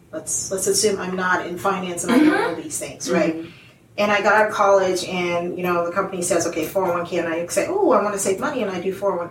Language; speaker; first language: English; non-native, local second language; Yoruba